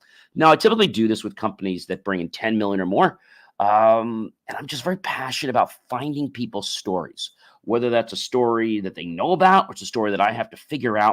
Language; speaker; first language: English; native; English